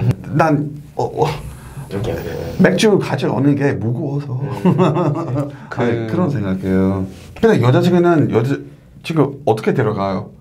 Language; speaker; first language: Korean; non-native, learner; English